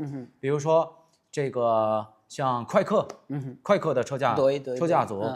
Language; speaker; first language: Chinese; native; Chinese